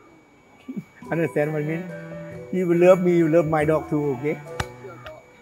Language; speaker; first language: English; non-native, learner; Thai